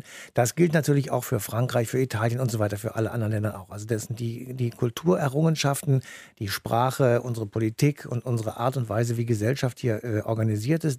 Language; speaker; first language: German; native; German